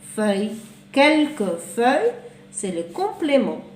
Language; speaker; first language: French; non-native, local second language; Arabic